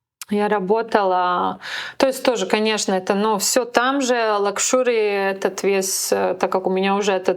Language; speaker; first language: Russian; non-native, local second language; Latvian